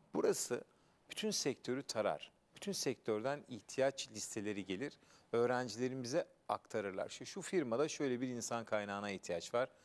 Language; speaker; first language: Turkish; native; Turkish